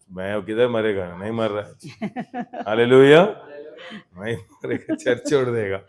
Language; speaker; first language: Hindi; non-native, local second language; Kannada